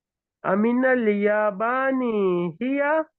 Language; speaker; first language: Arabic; non-native, fluent; Urdu